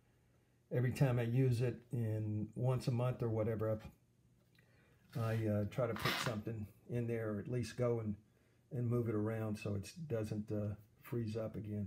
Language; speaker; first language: English; native; English